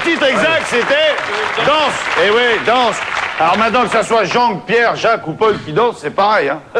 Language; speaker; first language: French; native; French